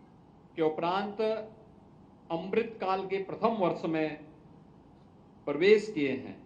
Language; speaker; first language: Hindi; native; Hindi